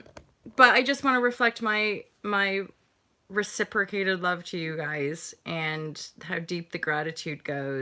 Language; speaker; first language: English; native; English